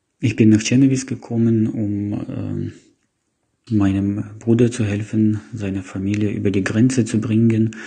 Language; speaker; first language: German; non-native, fluent; Ukrainian